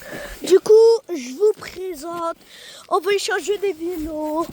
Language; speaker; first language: French; native; French